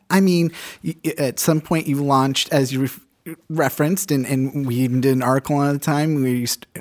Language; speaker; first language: English; native; English